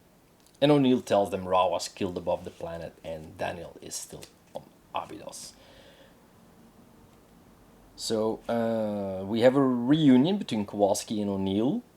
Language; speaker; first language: English; non-native, fluent; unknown